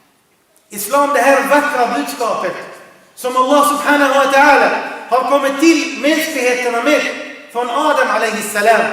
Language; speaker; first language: Swedish; non-native, fluent; Arabic